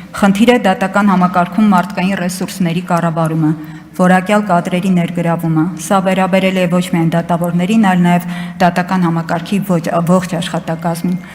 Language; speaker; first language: Armenian; native; Armenian